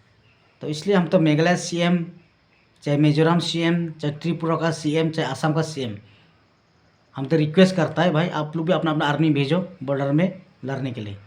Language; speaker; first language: Hindi; non-native, local second language; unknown